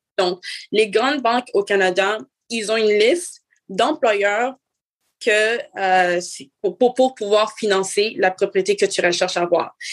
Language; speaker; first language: French; native; French